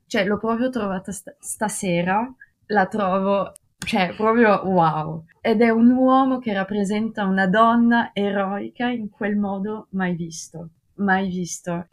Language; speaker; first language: Italian; non-native, fluent; Russian